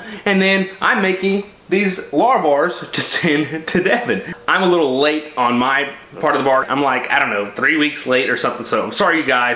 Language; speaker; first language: English; native; English